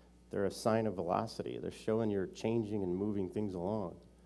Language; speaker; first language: English; native; English